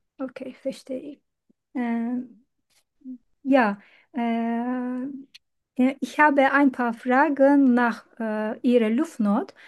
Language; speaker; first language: German; non-native, learner; Turkish